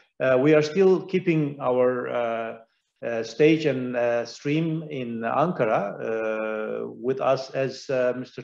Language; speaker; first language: English; non-native, fluent; Turkish